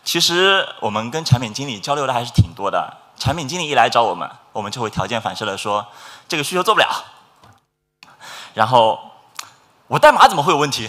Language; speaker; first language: Chinese; native; Chinese